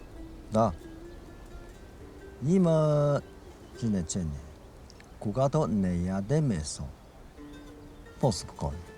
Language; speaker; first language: Bulgarian; non-native, learner; Chinese